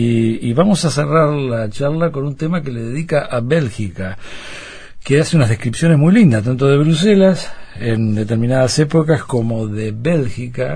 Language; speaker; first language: Spanish; native; Spanish